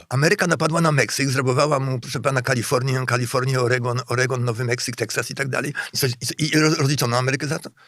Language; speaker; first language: Polish; native; Polish